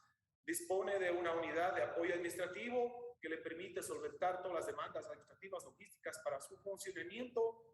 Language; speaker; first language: Spanish; native; Spanish